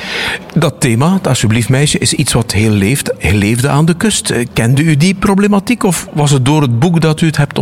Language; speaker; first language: Dutch; native; Dutch